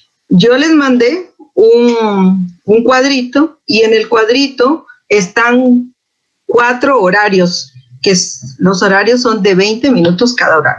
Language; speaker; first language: Spanish; native; Spanish